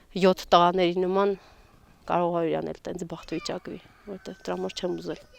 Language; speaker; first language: Armenian; native; Armenian